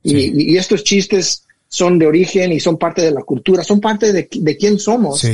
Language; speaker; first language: Spanish; early bilingual, heritage; Spanish